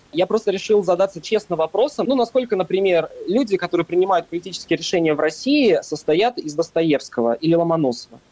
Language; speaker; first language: Russian; native; Russian